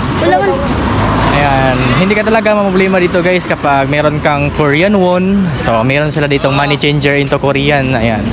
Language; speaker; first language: Filipino; non-native, local second language; Cebuano